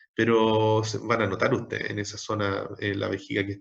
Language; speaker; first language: Spanish; native; Spanish